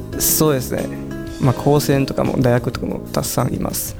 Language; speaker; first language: Japanese; non-native, fluent; Chinese